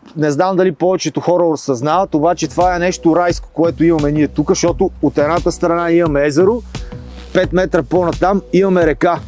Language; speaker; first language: Bulgarian; native; Bulgarian